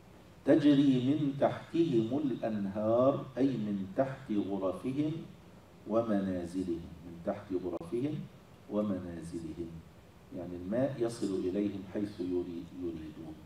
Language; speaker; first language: Arabic; native; Arabic